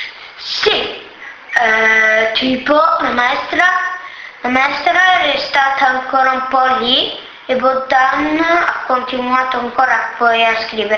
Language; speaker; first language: Italian; early bilingual, other home language; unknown